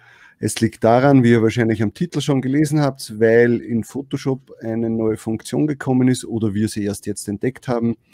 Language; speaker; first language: German; native; German